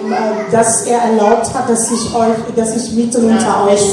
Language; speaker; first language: German; non-native, fluent; French